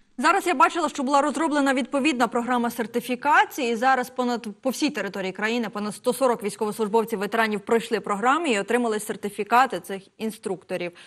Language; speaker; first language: Ukrainian; native; Ukrainian